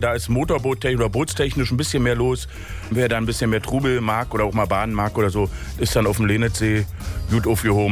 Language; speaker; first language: German; native; German